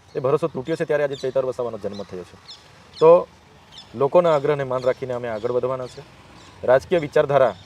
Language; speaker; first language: Gujarati; non-native, local second language; Vasavi